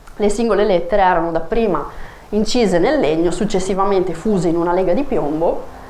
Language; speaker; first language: Italian; native; Italian